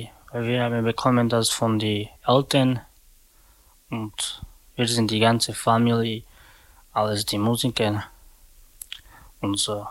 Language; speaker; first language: German; non-native, learner; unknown